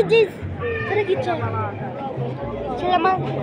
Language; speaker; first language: Italian; early bilingual, other home language; Filipino